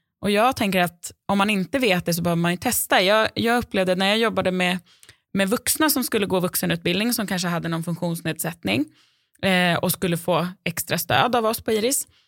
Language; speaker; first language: Swedish; native; Swedish